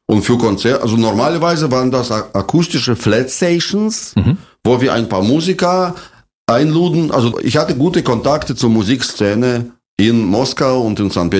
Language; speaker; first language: German; non-native, fluent; Russian